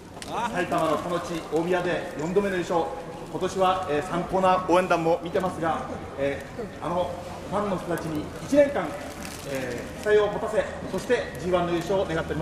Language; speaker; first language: Japanese; native; Japanese